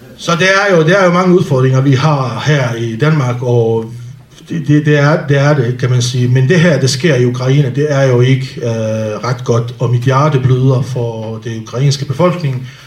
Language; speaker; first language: Danish; non-native, fluent; Bosnian